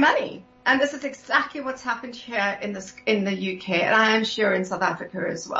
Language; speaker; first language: English; native; English